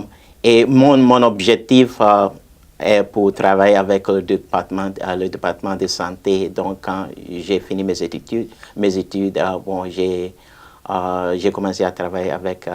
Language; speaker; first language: French; non-native, fluent; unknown